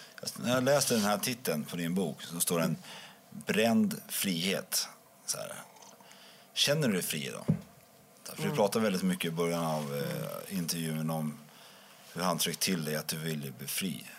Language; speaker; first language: Swedish; native; Swedish